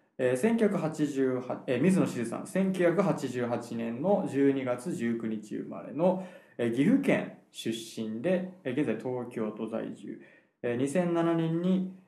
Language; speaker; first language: Japanese; native; Japanese